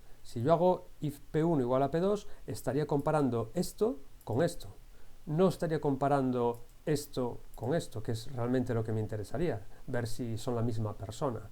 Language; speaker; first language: Spanish; native; Spanish